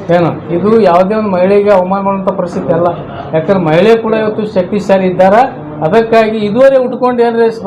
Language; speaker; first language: Kannada; native; Kannada